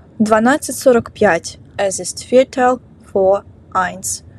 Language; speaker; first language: German; non-native, fluent; Ukrainian